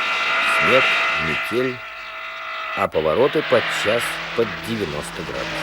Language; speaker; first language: Russian; native; Russian